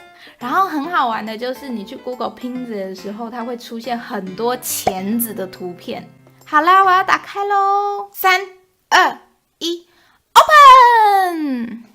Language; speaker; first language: Chinese; native; Chinese